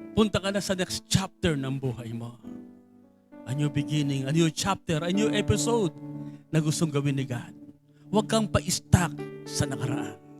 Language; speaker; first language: Filipino; native; Filipino